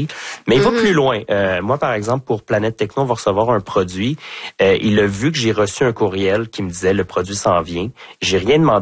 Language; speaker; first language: French; native; French